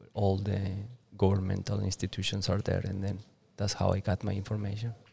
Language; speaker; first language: English; non-native, fluent; Spanish